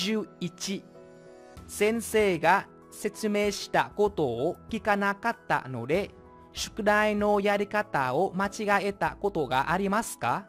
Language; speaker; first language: Japanese; non-native, fluent; Vietnamese